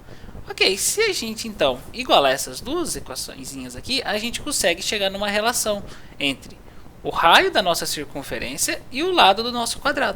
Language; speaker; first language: Portuguese; native; Portuguese